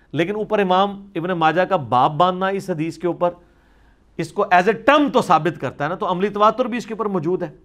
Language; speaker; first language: Urdu; non-native, local second language; Punjabi